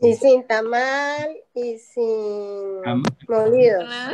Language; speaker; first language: Spanish; native; Spanish